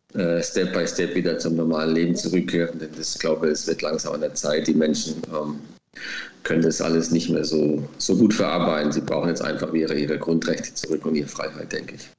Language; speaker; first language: German; native; German